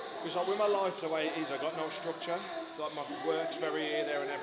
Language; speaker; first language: English; native; English